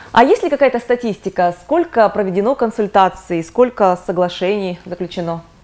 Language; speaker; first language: Russian; native; Russian